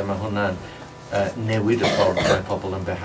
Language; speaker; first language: Welsh; non-native, local second language; English